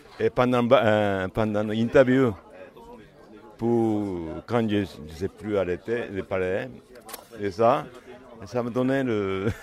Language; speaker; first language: French; non-native, learner; Japanese